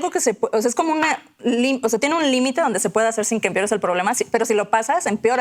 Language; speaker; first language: Spanish; native; Spanish